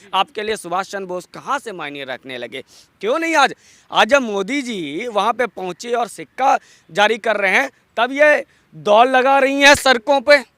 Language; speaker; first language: Hindi; non-native, local second language; Bangla